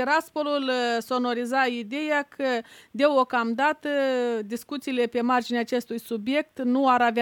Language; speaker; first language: Romanian; native; Romanian